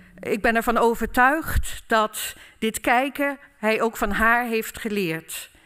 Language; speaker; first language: Dutch; native; Dutch